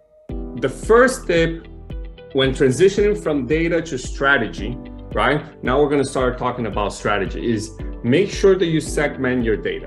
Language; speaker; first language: English; non-native, fluent; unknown